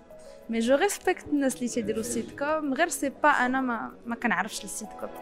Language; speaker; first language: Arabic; native; Arabic